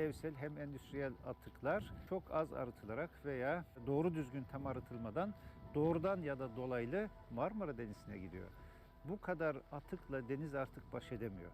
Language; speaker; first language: Turkish; native; Turkish